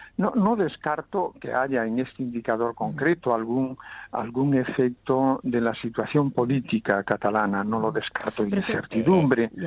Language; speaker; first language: Spanish; native; Spanish